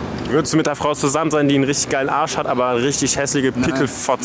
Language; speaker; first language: German; native; German